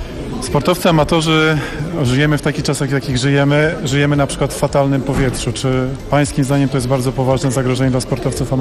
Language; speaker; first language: Polish; native; Polish